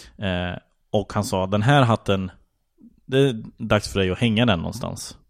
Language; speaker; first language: Swedish; native; Swedish